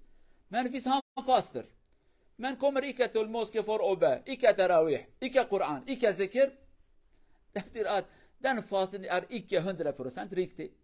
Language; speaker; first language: Norwegian; non-native, fluent; Kurdish